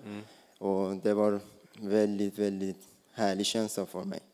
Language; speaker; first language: Swedish; non-native, learner; Persian